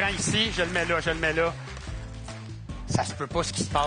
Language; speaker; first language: French; native; French